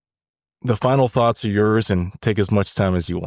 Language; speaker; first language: English; native; English